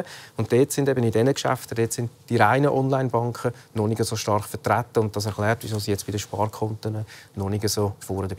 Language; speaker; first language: German; native; German